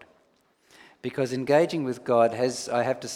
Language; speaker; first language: English; native; English